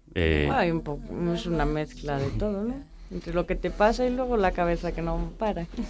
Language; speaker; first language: Spanish; native; Spanish